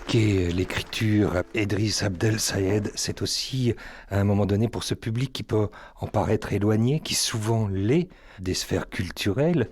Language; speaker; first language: French; native; French